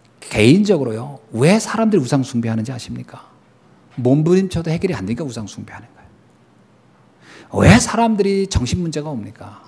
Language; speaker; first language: Korean; native; Korean